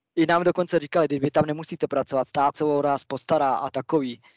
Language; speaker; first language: Czech; early bilingual, other home language; German